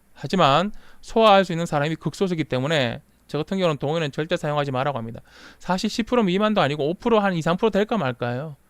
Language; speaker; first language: Korean; native; Korean